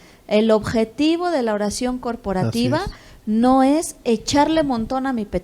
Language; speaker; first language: Spanish; native; Spanish